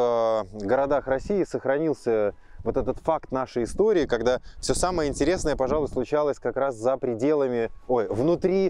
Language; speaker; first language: Russian; native; Russian